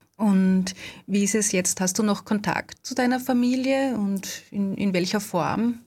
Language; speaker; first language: German; native; German